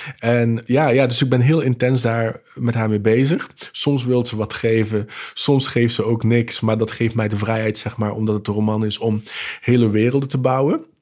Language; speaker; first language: Dutch; non-native, local second language; Papiamento